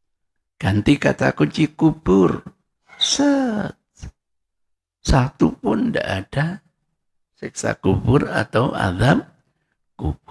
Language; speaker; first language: Indonesian; non-native, local second language; Javanese